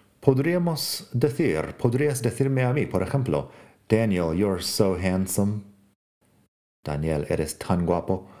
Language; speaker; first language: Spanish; non-native, fluent; English